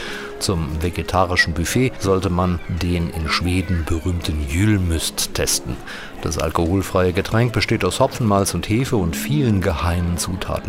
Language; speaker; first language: German; native; German